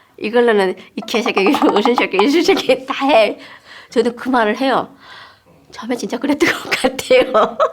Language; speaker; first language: Korean; native; Korean